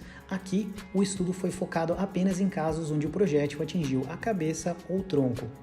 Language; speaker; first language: Portuguese; native; Portuguese